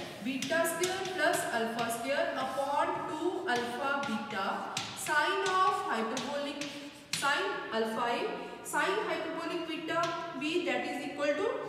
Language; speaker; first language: English; non-native, local second language; Hindi